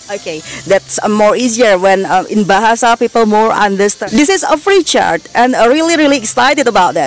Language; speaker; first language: English; non-native, learner; Indonesian